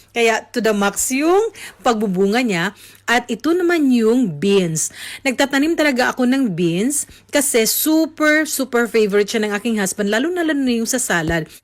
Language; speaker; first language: Filipino; native; Filipino